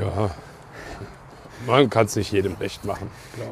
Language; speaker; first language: German; native; German